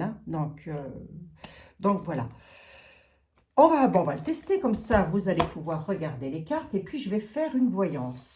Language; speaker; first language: French; native; French